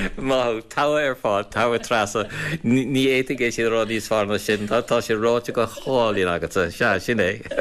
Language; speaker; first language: Irish; non-native, fluent; English